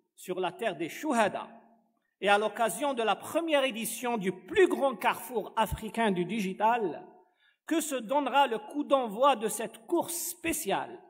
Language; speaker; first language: French; non-native, local second language; Arabic